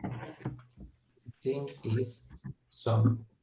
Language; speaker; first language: English; non-native, learner; Spanish